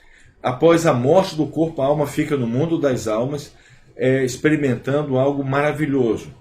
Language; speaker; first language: Portuguese; native; Portuguese